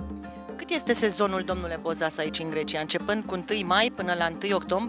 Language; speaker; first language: Romanian; native; Romanian